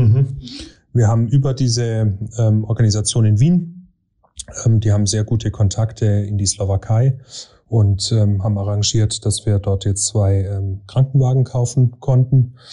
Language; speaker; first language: German; native; German